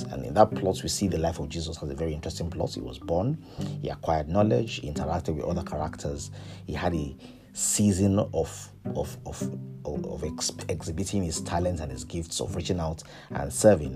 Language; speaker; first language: English; non-native, local second language; Yoruba